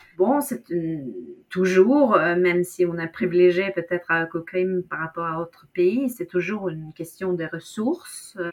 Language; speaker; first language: French; non-native, fluent; Norwegian